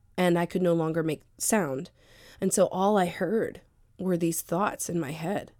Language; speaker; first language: English; native; English